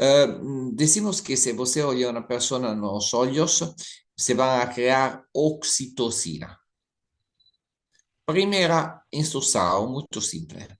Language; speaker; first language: Portuguese; non-native, learner; Italian